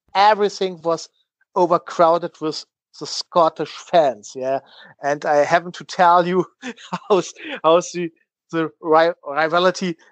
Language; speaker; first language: English; non-native, learner; German